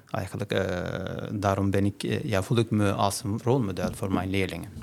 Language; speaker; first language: Dutch; non-native, learner; Turkish